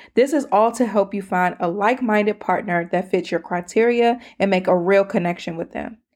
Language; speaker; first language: English; native; English